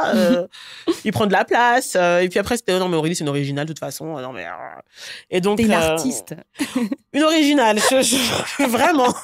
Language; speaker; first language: French; native; French